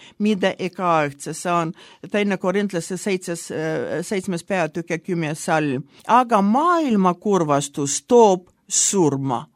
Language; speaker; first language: Estonian; non-native, local second language; Russian